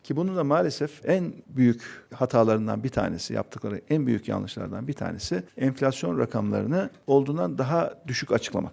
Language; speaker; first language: Turkish; native; Turkish